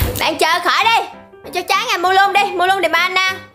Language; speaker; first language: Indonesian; non-native, learner; Vietnamese